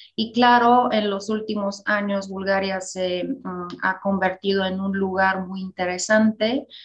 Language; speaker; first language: Spanish; non-native, fluent; Bulgarian